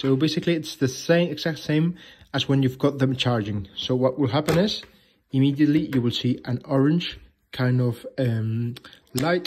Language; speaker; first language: English; non-native, fluent; Spanish